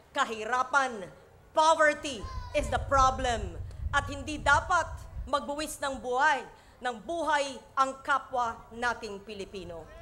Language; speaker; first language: Filipino; native; Filipino